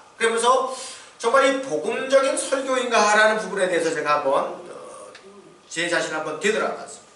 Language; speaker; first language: Korean; native; Korean